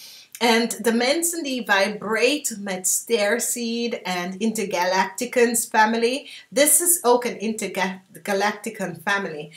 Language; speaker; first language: Dutch; early bilingual, heritage; English